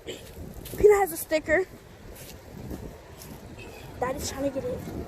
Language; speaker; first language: English; native; English